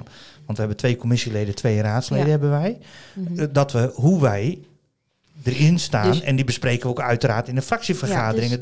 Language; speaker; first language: Dutch; native; Dutch